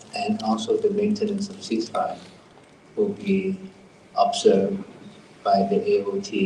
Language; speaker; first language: English; non-native, fluent; Thai